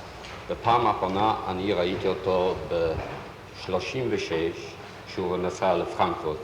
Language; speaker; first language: Hebrew; non-native, learner; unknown